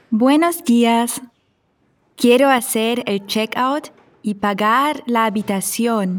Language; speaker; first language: Spanish; non-native, fluent; German